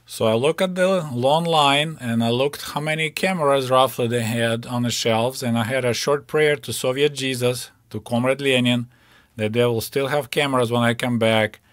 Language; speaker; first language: English; non-native, fluent; Ukrainian